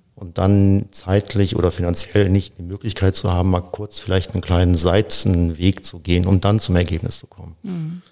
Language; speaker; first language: German; native; German